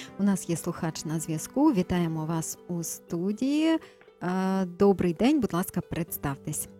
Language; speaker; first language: Ukrainian; native; Ukrainian